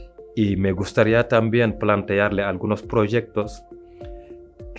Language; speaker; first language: Spanish; non-native, fluent; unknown